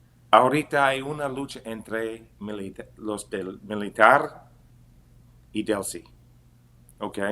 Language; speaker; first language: Spanish; non-native, fluent; English